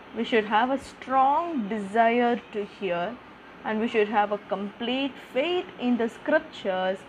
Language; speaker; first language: English; non-native, local second language; Tamil